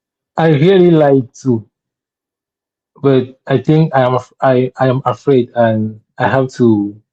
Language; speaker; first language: English; non-native, learner; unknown